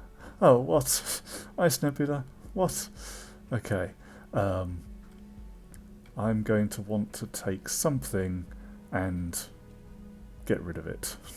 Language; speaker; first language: English; native; English